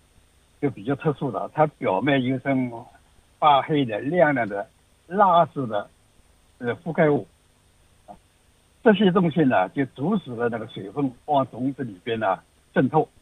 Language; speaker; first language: Chinese; native; Chinese